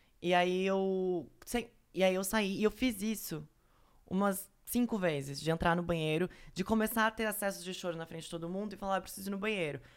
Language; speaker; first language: Portuguese; native; Portuguese